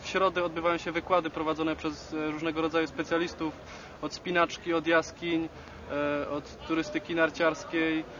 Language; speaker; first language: Polish; native; Polish